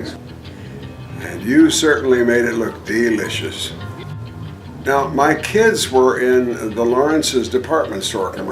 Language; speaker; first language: English; native; English